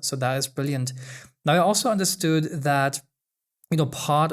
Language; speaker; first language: English; non-native, fluent; German